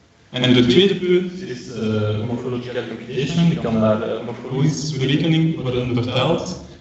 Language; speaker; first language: Dutch; non-native, local second language; French